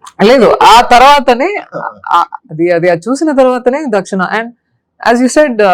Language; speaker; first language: Telugu; non-native, local second language; Tamil